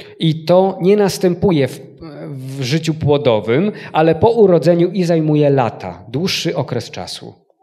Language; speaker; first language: Polish; native; Polish